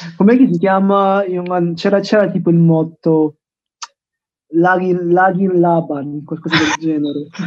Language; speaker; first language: Italian; early bilingual, other home language; Filipino